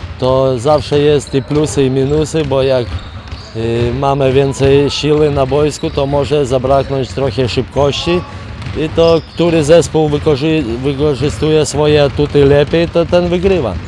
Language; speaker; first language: Polish; non-native, fluent; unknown